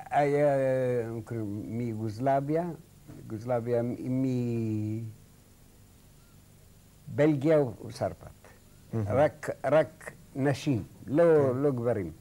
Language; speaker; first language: Hebrew; non-native, fluent; Arabic